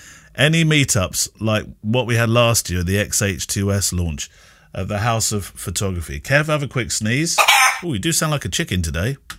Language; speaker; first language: English; native; English